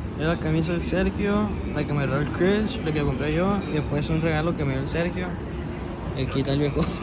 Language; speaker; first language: Spanish; early bilingual, heritage; Spanish